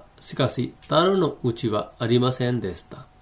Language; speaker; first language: Japanese; non-native, fluent; Hindi